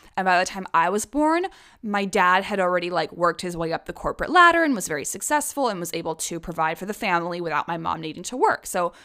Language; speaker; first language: English; early bilingual, other home language; Czech